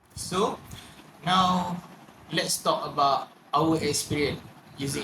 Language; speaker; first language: English; non-native, learner; Malay